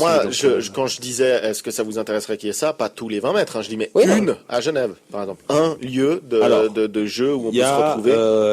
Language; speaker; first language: French; native; French